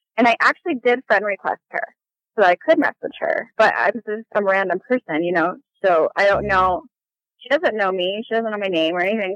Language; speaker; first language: English; native; English